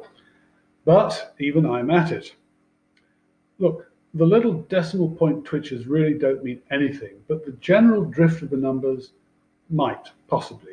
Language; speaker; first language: English; native; English